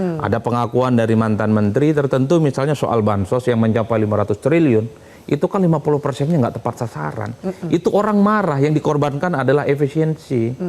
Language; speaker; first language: Indonesian; non-native, local second language; Madurese